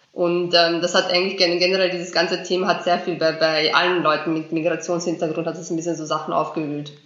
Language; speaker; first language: German; early bilingual, other home language; Bosnian